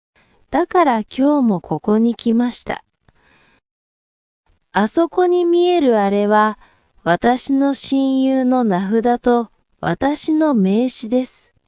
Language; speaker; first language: Japanese; non-native, fluent; Korean